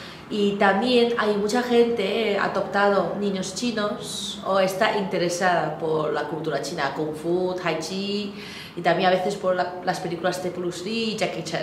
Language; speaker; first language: Spanish; non-native, local second language; Chinese